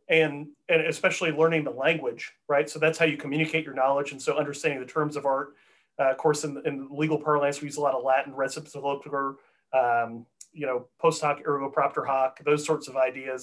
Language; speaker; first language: English; native; English